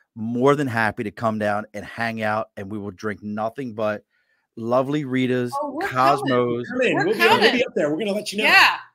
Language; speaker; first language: English; native; English